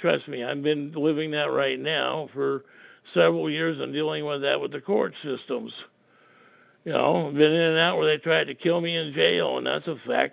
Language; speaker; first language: English; native; English